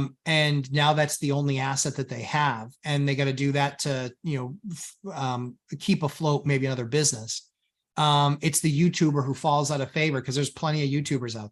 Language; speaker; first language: English; native; English